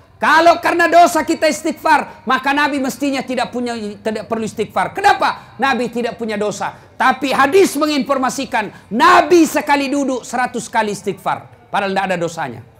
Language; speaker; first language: Indonesian; native; Indonesian